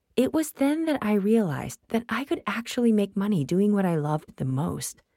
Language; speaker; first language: English; non-native, local second language; Tamil